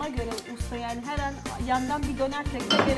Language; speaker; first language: Turkish; native; Turkish